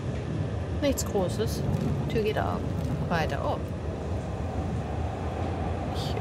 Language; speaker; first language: German; native; German